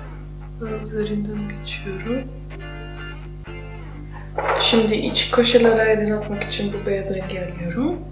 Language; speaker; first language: Turkish; non-native, fluent; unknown